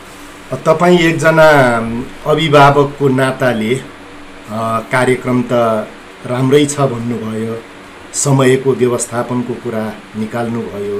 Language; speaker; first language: Nepali; non-native, local second language; Newari